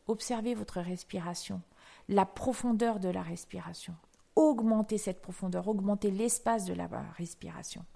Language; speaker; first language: French; native; French